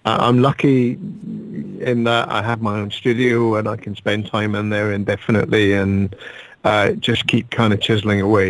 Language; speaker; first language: English; native; English